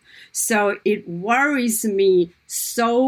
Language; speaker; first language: English; non-native, fluent; Kazakh